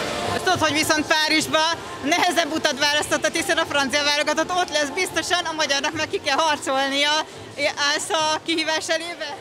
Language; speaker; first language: Hungarian; native; Hungarian